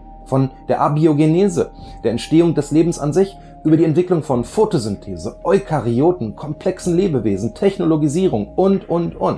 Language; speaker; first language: German; native; German